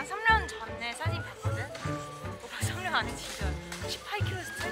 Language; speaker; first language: Korean; non-native, fluent; Cantonese